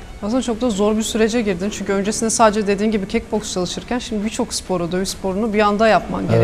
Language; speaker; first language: Turkish; native; Turkish